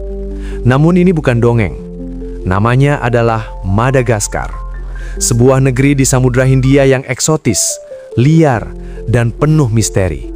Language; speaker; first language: Indonesian; native; Indonesian